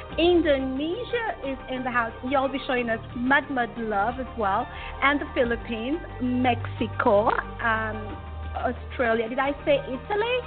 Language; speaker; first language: English; native; English